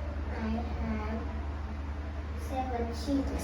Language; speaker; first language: English; non-native, learner; Vietnamese